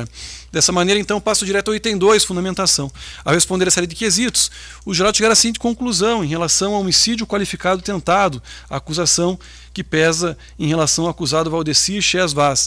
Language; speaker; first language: Portuguese; native; Portuguese